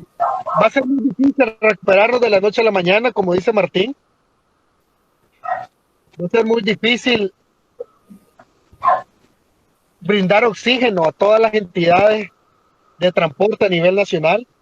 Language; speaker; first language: Spanish; native; Spanish